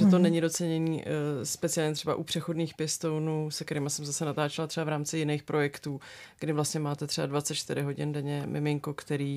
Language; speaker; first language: Czech; native; Czech